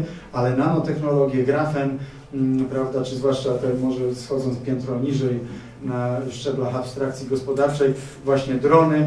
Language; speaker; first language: Polish; native; Polish